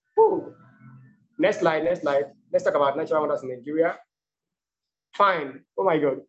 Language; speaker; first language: English; non-native, local second language; Yoruba